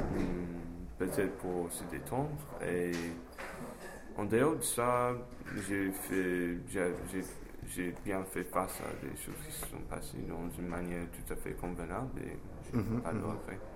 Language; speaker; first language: French; non-native, fluent; English